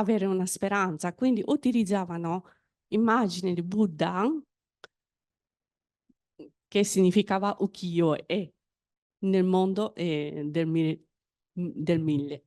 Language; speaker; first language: Italian; non-native, fluent; Japanese